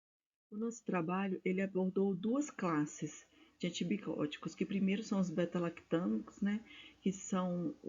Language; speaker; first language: Portuguese; native; Portuguese